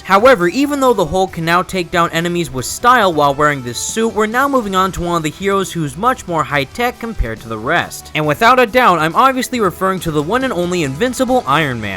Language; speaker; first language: English; native; English